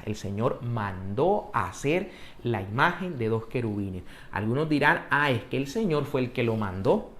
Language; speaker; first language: Spanish; native; Spanish